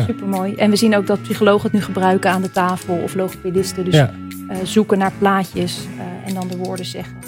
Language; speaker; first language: Dutch; native; Dutch